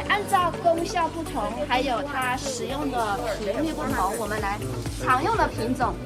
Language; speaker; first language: Chinese; native; Chinese